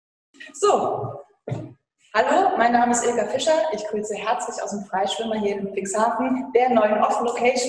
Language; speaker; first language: German; native; German